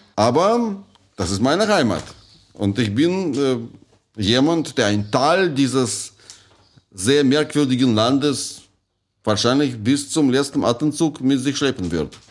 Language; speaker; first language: German; non-native, fluent; Russian